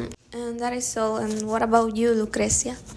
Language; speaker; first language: English; non-native, learner; Spanish